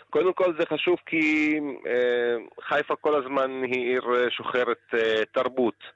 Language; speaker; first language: Hebrew; non-native, local second language; Arabic